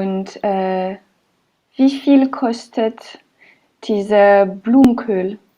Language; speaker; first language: German; non-native, learner; French